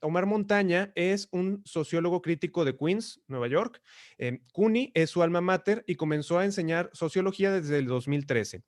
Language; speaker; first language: Spanish; native; Spanish